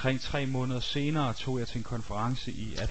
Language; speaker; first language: Danish; native; Danish